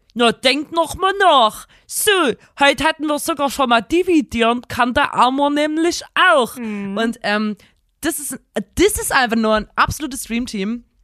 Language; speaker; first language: German; native; German